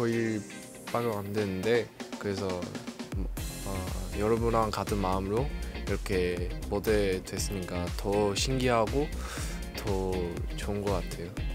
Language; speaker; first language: Korean; non-native, learner; Chinese